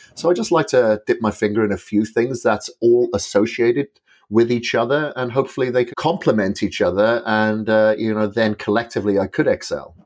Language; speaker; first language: English; native; English